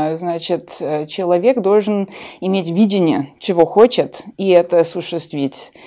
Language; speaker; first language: Russian; early bilingual, heritage; Russian